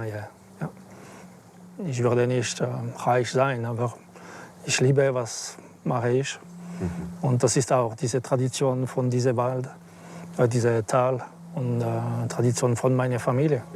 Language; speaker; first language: German; non-native, learner; French